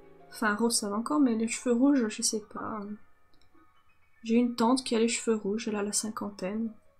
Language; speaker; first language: French; native; French